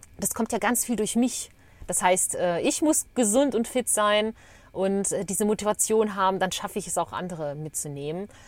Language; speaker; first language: German; early bilingual, other home language; Bosnian